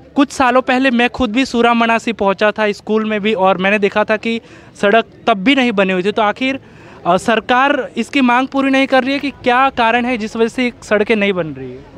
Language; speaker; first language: Hindi; non-native, local second language; Bhili